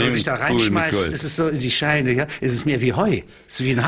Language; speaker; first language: German; native; German